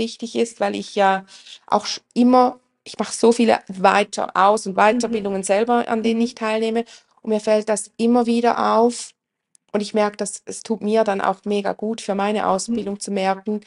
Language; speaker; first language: German; native; German